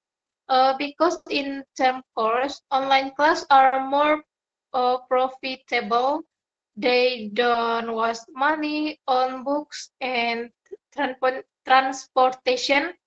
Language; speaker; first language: English; non-native, learner; Indonesian